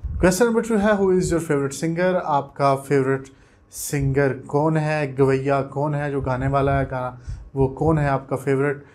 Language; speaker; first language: Urdu; non-native, local second language; Punjabi